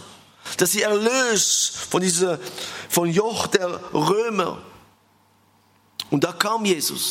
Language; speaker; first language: German; non-native, fluent; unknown